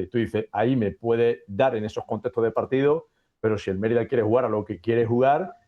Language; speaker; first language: Spanish; native; Spanish